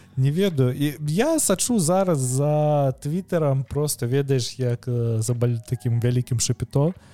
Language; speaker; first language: Belarusian; non-native, local second language; Russian